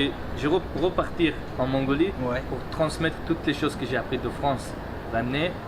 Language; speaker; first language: French; non-native, fluent; Mongolian